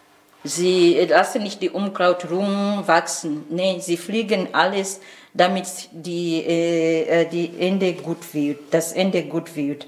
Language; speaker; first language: German; non-native, learner; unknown